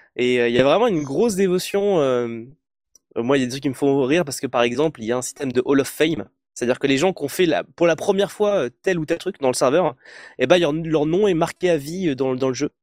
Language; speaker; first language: French; native; French